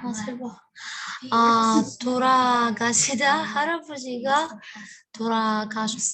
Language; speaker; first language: Korean; non-native, learner; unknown